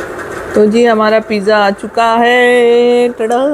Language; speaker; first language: Hindi; native; Hindi